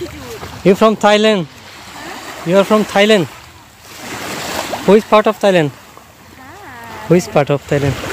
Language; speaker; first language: English; non-native, learner; Bangla